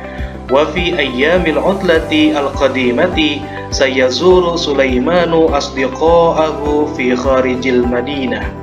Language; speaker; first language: Arabic; non-native, fluent; Indonesian